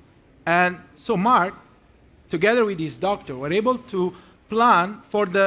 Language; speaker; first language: English; non-native, fluent; Italian